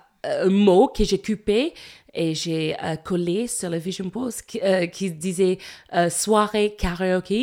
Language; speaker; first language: French; non-native, learner; English